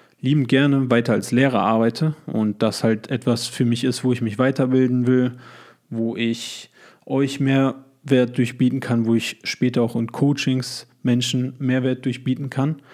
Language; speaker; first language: German; native; German